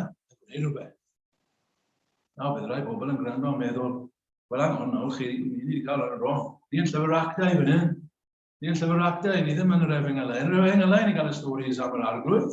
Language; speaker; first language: Welsh; native; Welsh